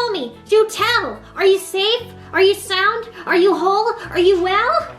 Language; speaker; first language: English; native; English